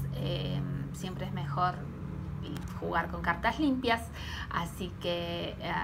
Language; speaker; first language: Spanish; native; Spanish